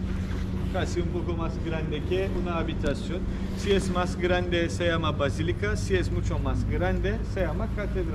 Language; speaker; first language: Spanish; non-native, fluent; Turkish